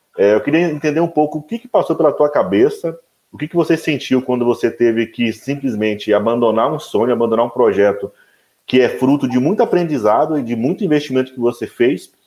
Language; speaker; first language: Portuguese; native; Portuguese